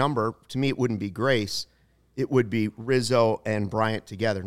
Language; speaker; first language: English; native; English